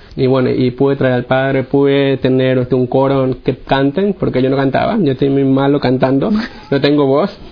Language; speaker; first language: Spanish; native; Spanish